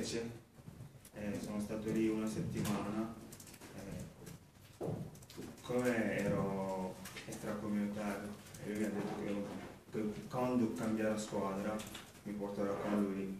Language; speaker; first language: Italian; non-native, fluent; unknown